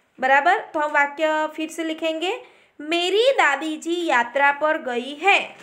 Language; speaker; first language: Hindi; non-native, local second language; Gujarati